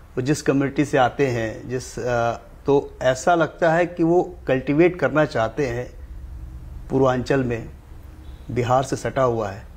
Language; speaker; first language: Hindi; native; Hindi